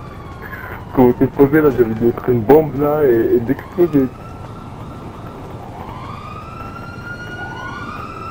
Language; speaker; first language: French; native; French